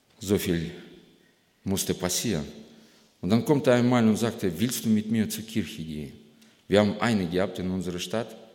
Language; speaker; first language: German; non-native, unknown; Russian